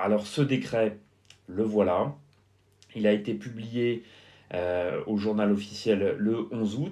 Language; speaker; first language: French; native; French